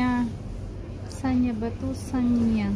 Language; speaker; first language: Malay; non-native, learner; Filipino